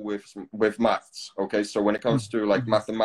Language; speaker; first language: English; non-native, fluent; Polish